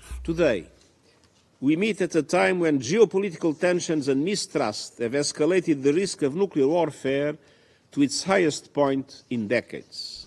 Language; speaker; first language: English; non-native, fluent; Portuguese